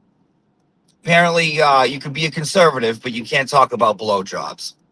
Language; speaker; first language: English; native; English